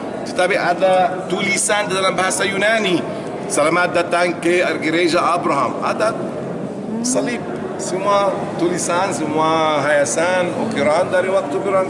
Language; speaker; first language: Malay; non-native, learner; Arabic